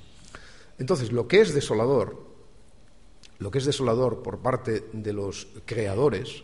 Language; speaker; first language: Spanish; native; Spanish